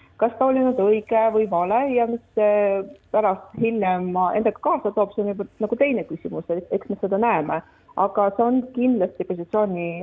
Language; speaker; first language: Estonian; non-native, local second language; Russian